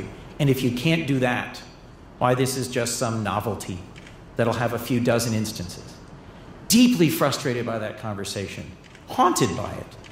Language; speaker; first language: English; native; English